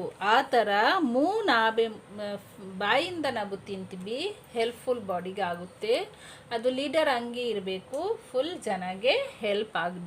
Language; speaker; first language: Kannada; non-native, local second language; Hindi